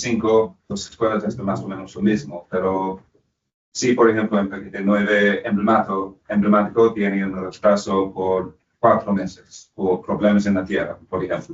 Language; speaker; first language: Spanish; non-native, fluent; English